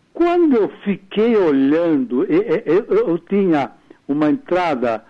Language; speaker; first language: Portuguese; early bilingual, other home language; Italian